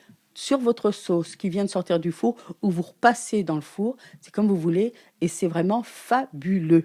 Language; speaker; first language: French; native; French